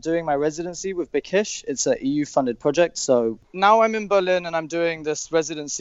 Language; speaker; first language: English; native; English